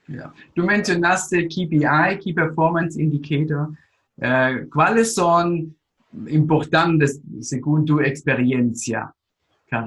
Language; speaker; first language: Spanish; non-native, fluent; German